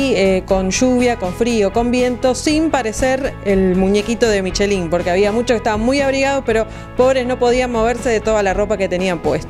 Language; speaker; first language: Spanish; native; Spanish